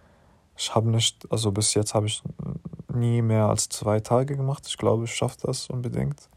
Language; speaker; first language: German; non-native, learner; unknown